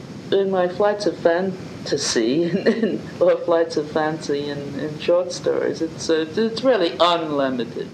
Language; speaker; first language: English; native; English